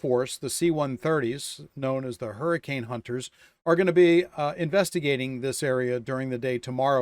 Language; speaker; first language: English; native; English